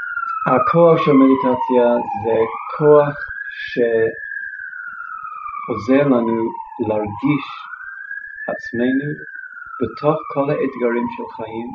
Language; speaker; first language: Hebrew; non-native, fluent; English